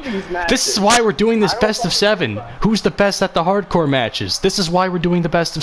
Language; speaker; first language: English; native; English